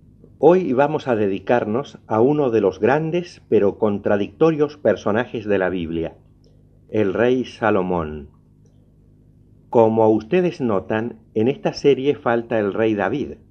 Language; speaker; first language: Spanish; native; Spanish